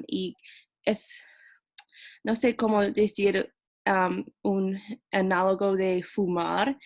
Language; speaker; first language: Spanish; non-native, fluent; English